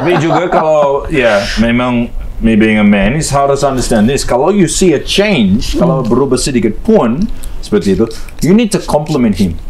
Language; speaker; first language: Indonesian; non-native, learner; English